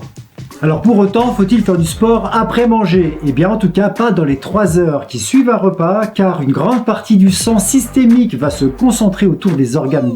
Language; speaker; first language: French; native; French